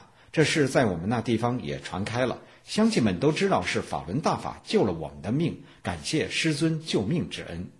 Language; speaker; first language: Chinese; native; Chinese